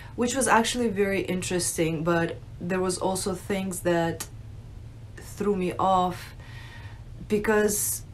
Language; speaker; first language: English; early bilingual, other home language; Russian